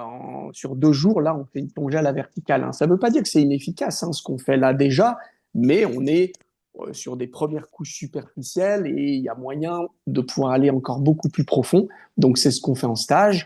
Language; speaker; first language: French; native; French